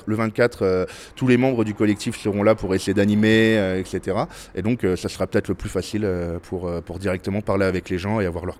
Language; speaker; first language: French; native; French